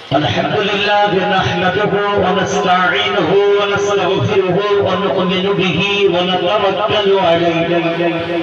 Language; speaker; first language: Urdu; non-native, local second language; Bangla